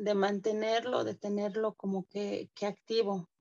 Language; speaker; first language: Spanish; non-native, local second language; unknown